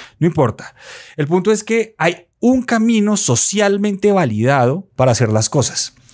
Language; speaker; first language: Spanish; native; Spanish